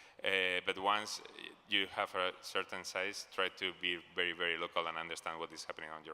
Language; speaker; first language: English; non-native, fluent; Spanish